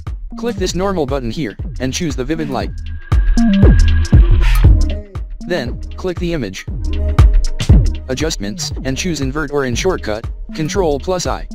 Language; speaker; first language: English; non-native, local second language; Filipino